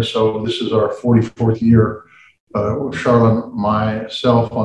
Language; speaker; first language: English; native; English